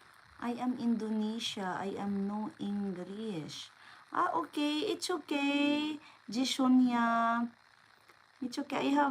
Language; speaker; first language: English; non-native, local second language; Filipino